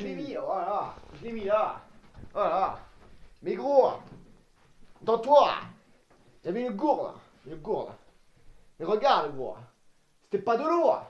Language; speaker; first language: French; native; French